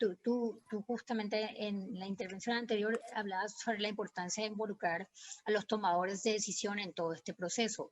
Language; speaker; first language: Spanish; native; Spanish